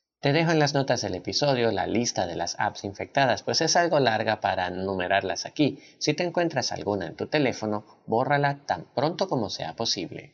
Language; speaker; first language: Spanish; native; Spanish